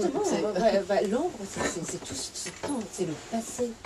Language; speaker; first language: French; non-native, fluent; Japanese